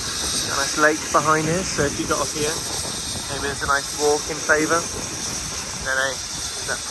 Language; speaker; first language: English; native; English